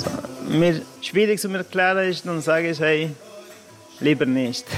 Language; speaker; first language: German; non-native, learner; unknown